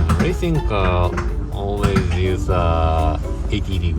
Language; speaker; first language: English; non-native, learner; Japanese